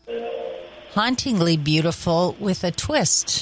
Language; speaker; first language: English; native; English